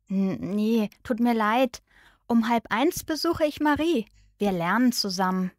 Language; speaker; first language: German; non-native, learner; Bangla